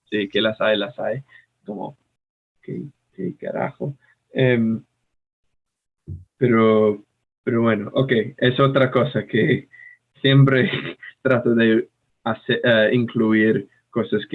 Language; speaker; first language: Spanish; non-native, fluent; English